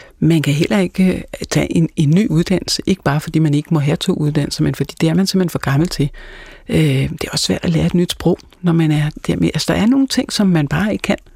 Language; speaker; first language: Danish; native; Danish